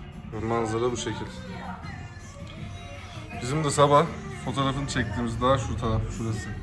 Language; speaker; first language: Turkish; native; Turkish